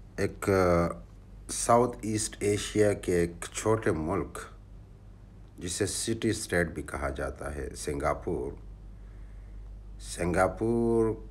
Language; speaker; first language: Urdu; non-native, local second language; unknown